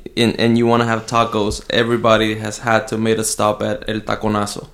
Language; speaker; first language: English; early bilingual, other home language; Spanish